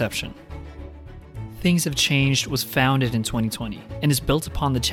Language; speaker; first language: English; non-native, local second language; Filipino